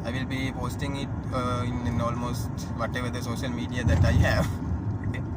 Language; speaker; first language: English; non-native, local second language; Sinhala